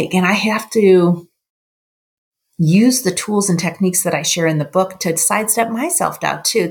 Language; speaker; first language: English; native; English